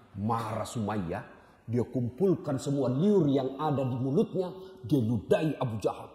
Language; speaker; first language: Indonesian; non-native, local second language; Buginese